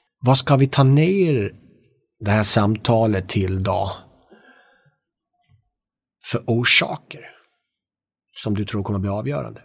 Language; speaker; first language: Swedish; native; Swedish